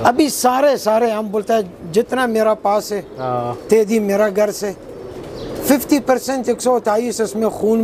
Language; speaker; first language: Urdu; non-native, learner; Arabic